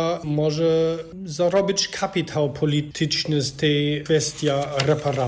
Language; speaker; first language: Polish; non-native, fluent; German